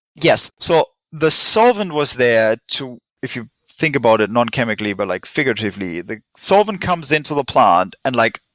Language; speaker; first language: English; non-native, fluent; German